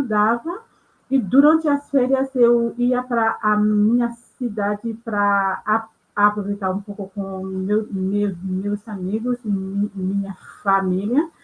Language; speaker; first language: Portuguese; non-native, local second language; Haitian Creole